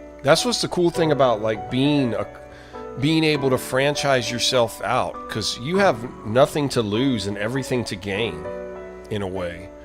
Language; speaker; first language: English; native; English